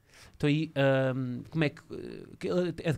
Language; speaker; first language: Portuguese; native; Portuguese